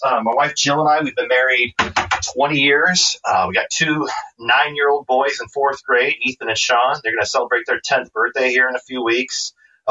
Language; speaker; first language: English; native; English